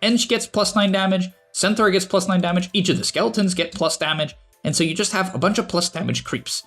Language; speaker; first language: English; native; English